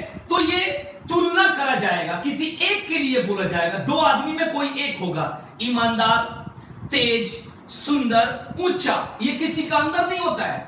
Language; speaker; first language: Hindi; native; Hindi